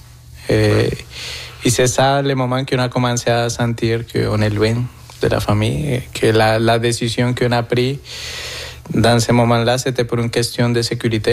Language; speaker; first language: French; non-native, fluent; Spanish